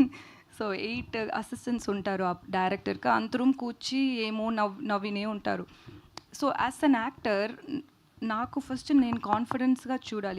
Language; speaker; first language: Telugu; non-native, learner; Tamil